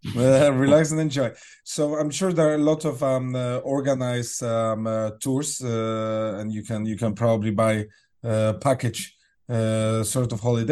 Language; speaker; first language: English; non-native, fluent; Polish